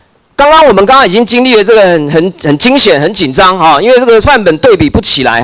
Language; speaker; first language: Chinese; native; Chinese